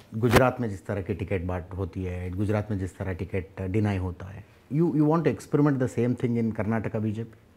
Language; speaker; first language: Hindi; non-native, local second language; Kannada